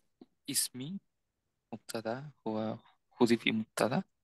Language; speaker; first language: Arabic; non-native, learner; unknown